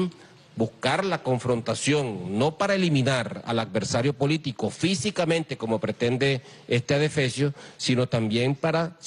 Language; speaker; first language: Spanish; native; Spanish